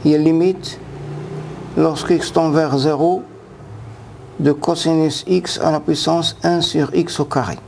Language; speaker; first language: French; non-native, local second language; Arabic